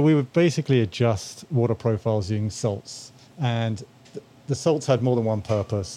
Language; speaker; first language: English; native; English